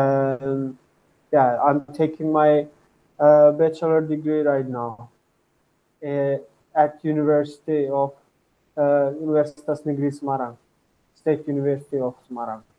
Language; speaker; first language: English; non-native, fluent; Turkmen